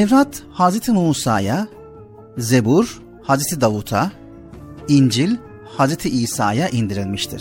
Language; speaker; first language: Turkish; native; Turkish